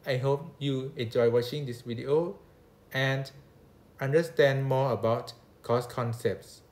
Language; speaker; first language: English; non-native, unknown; Thai